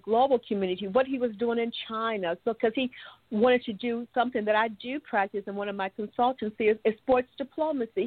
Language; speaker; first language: English; native; English